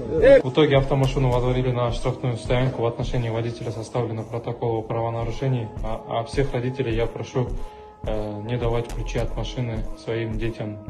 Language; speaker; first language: Russian; non-native, local second language; Kyrgyz